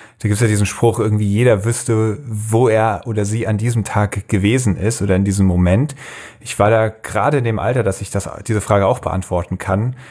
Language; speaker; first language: German; native; German